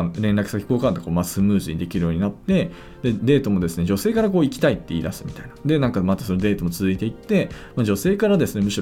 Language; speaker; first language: Japanese; native; Japanese